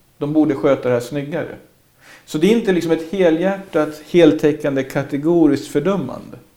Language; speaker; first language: Swedish; native; Swedish